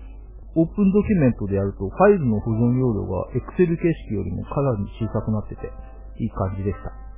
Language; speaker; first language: Japanese; native; Japanese